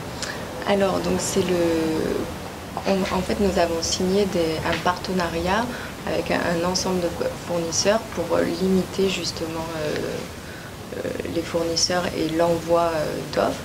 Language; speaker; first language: French; native; French